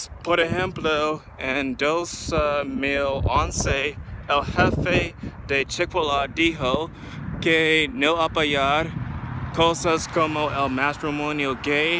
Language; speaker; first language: Spanish; non-native, learner; English